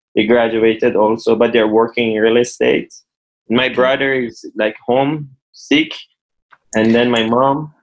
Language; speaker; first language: English; non-native, fluent; Persian